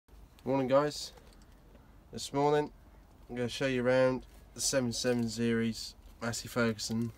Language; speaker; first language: English; native; English